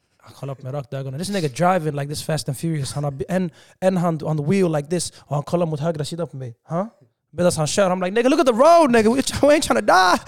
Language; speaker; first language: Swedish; early bilingual, other home language; Somali